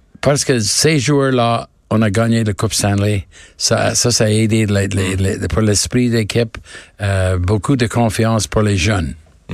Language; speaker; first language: French; non-native, learner; English